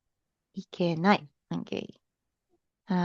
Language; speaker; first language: Japanese; non-native, fluent; Filipino